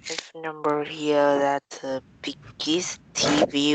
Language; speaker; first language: English; non-native, learner; Vietnamese